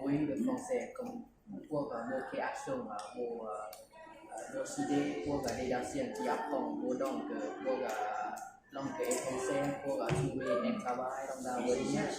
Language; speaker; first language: French; non-native, learner; Lao